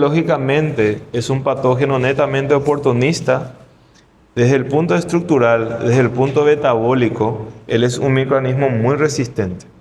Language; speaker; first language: Spanish; non-native, fluent; Portuguese